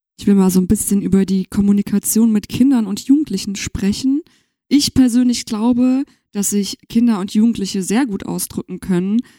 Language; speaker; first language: German; native; German